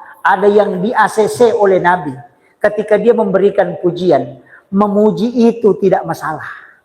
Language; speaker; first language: Indonesian; non-native, local second language; Buginese